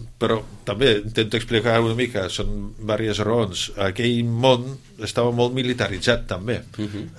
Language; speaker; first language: Catalan; non-native, fluent; Dutch